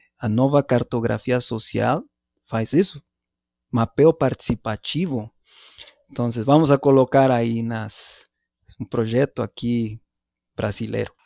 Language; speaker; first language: Portuguese; non-native, fluent; Spanish